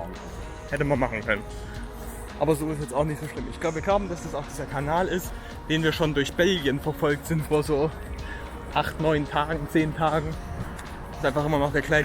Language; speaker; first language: German; native; German